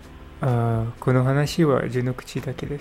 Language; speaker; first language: Japanese; non-native, learner; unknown